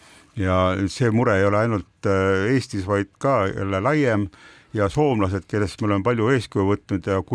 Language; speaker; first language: Estonian; native; Estonian